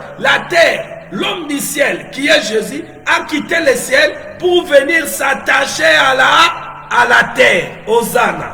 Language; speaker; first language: French; non-native, local second language; Lingala